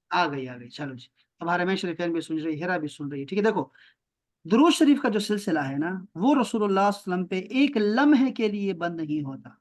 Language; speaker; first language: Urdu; non-native, local second language; Pashto